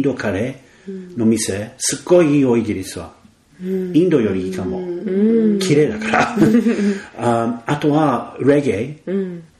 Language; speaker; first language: Japanese; non-native, fluent; English